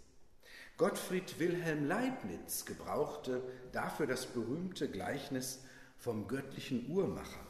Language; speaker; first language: German; native; German